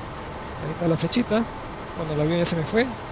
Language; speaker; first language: Spanish; native; Spanish